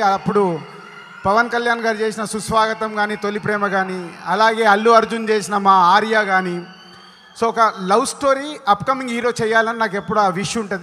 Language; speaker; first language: Telugu; native; Telugu